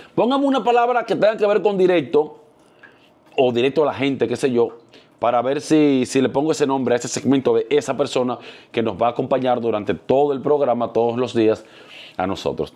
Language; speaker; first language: Spanish; native; Spanish